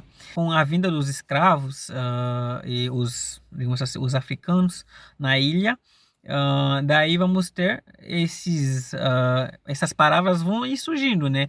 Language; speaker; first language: Portuguese; non-native, fluent; Haitian Creole